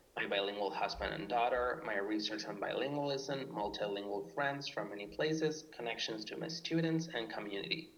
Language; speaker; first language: English; non-native, fluent; Spanish